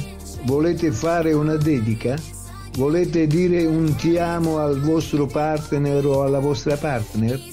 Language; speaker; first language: Italian; native; Italian